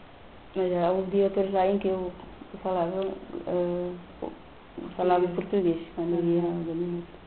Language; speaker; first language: Portuguese; non-native, local second language; Kabuverdianu